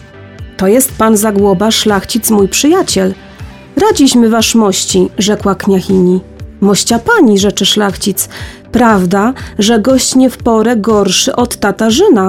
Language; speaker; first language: Polish; native; Polish